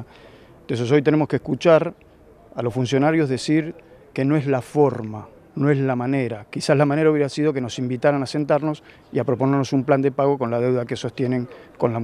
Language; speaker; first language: Spanish; native; Spanish